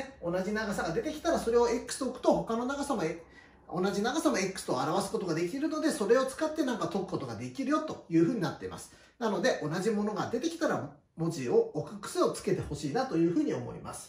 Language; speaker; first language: Japanese; native; Japanese